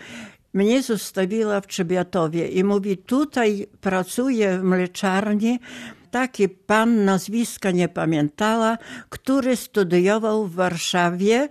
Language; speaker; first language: Polish; non-native, local second language; Ukrainian